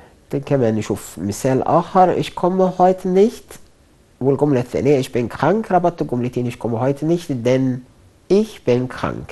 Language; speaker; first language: German; non-native, fluent; Arabic